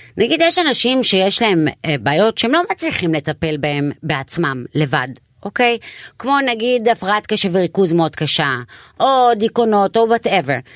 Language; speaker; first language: Hebrew; non-native, local second language; Arabic